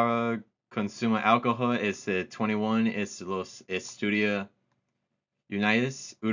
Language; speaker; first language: Spanish; non-native, learner; English